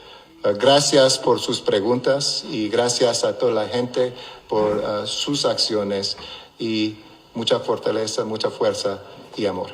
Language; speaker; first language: Spanish; non-native, local second language; English